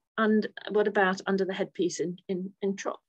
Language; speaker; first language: English; native; English